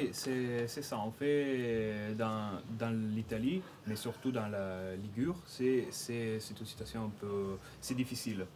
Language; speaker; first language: French; non-native, fluent; Italian